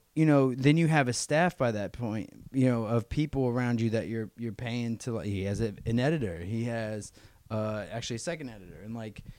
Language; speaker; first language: English; native; English